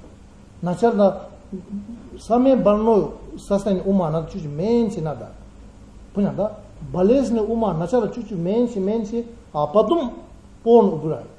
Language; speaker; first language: Russian; non-native, learner; Tibetan